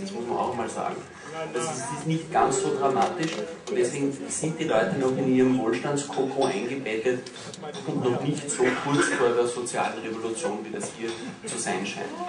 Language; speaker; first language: German; native; German